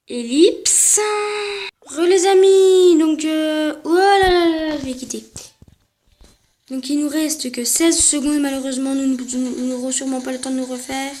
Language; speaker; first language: French; native; French